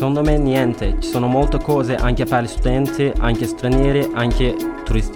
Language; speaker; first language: Italian; non-native, learner; Turkish